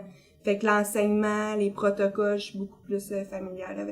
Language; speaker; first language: French; native; French